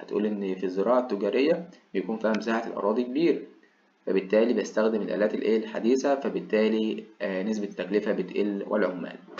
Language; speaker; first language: Arabic; native; Arabic